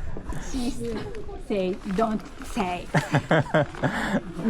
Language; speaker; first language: English; non-native, learner; Japanese